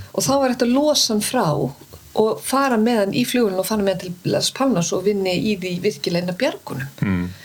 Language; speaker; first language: Icelandic; early bilingual, heritage; Icelandic